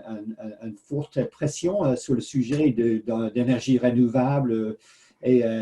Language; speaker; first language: French; non-native, fluent; English